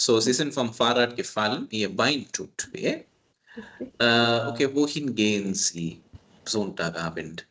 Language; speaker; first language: German; non-native, fluent; Tamil